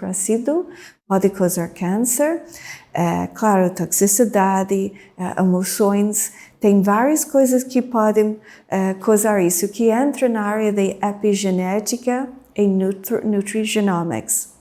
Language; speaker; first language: Portuguese; non-native, fluent; English